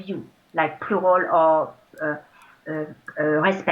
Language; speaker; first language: English; non-native, fluent; French